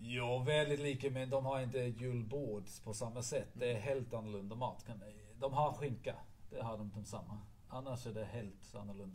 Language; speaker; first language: Swedish; non-native, learner; English